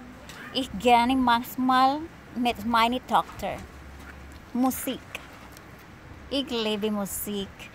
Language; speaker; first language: German; non-native, learner; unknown